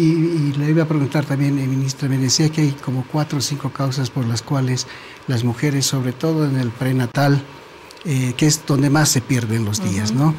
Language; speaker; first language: Spanish; native; Spanish